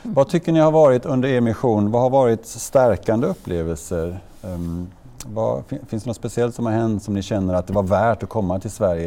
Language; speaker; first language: Swedish; native; Swedish